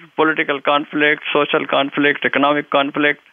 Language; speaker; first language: English; non-native, local second language; Urdu